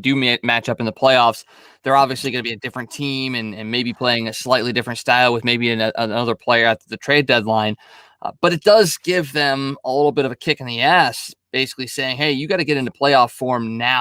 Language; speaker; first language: English; native; English